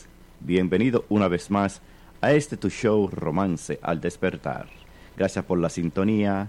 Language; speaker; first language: Spanish; native; Spanish